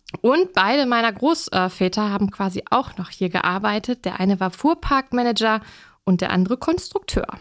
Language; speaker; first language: German; native; German